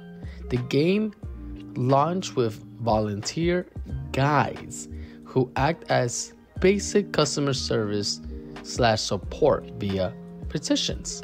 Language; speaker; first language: English; native; English